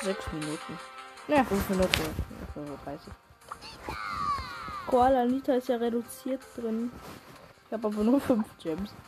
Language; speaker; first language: German; native; German